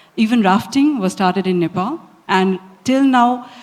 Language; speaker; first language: English; non-native, local second language; Nepali